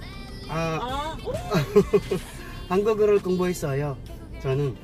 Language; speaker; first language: Korean; non-native, learner; Filipino